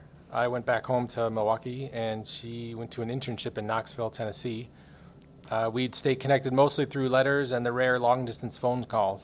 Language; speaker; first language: English; native; English